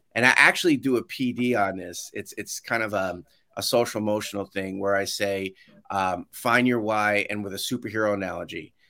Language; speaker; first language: English; native; English